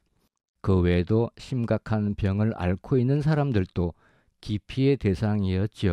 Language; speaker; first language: Korean; native; Korean